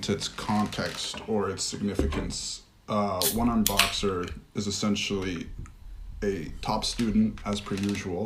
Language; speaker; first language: English; native; English